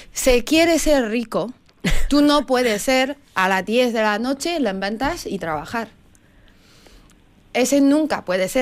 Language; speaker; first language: Spanish; non-native, learner; Chinese